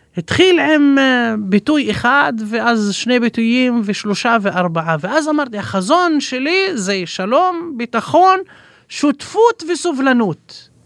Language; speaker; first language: Hebrew; non-native, local second language; Arabic